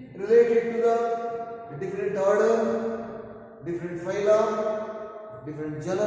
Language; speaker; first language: English; non-native, local second language; Kannada